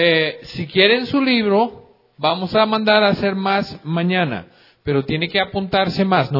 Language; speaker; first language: Spanish; native; Spanish